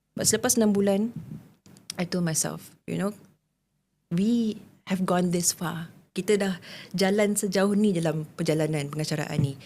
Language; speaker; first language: Malay; non-native, local second language; English